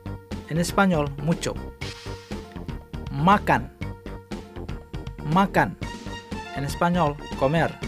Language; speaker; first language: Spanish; non-native, fluent; Indonesian